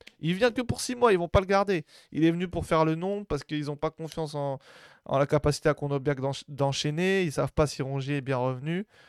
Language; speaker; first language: French; native; French